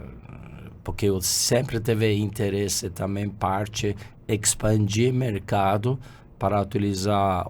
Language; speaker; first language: Portuguese; non-native, fluent; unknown